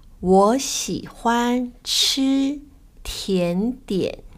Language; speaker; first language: Spanish; non-native, fluent; Chinese